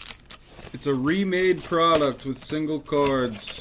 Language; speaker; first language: English; native; English